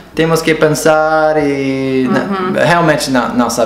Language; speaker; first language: Portuguese; non-native, fluent; English